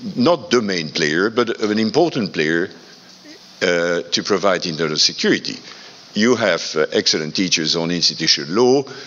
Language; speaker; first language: English; non-native, fluent; French